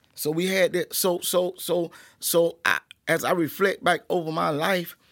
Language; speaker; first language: English; native; English